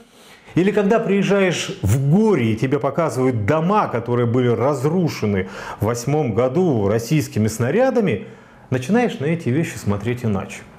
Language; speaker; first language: Russian; native; Russian